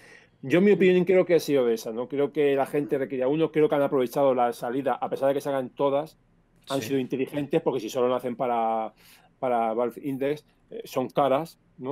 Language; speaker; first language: Spanish; native; Spanish